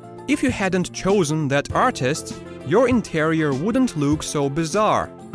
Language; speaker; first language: English; non-native, fluent; Russian